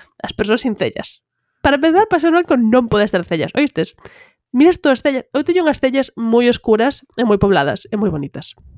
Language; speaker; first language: Galician; native; Galician